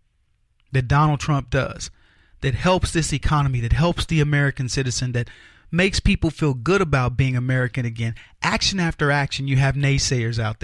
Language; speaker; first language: English; native; English